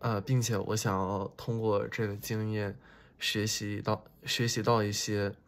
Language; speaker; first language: Chinese; early bilingual, heritage; Chinese